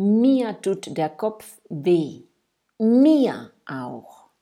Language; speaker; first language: German; non-native, fluent; Spanish